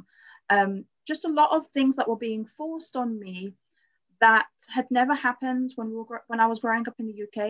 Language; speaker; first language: English; native; English